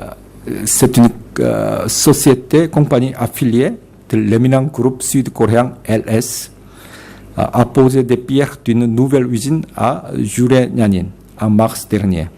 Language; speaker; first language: French; non-native, fluent; Korean